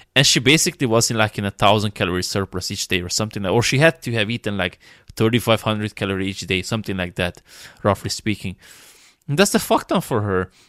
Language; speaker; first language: English; non-native, fluent; Romanian